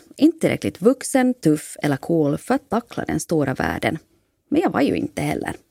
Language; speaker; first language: Swedish; native; Swedish